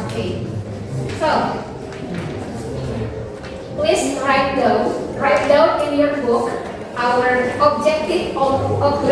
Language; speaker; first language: English; non-native, learner; Indonesian